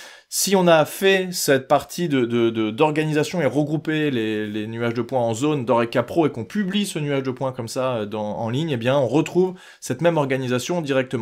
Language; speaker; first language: French; native; French